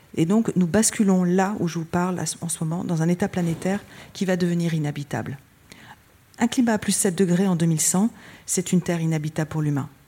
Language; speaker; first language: French; native; French